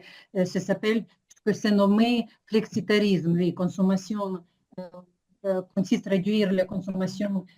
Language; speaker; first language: French; non-native, learner; Ukrainian